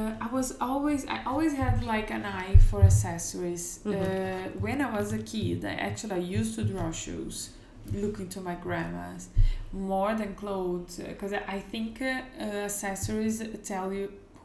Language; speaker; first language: English; non-native, fluent; Portuguese